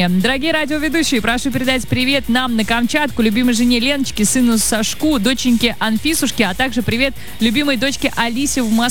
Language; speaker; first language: Russian; native; Russian